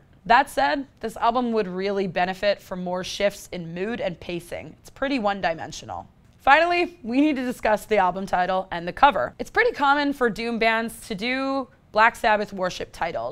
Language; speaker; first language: English; native; English